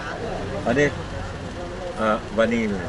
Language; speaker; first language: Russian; non-native, learner; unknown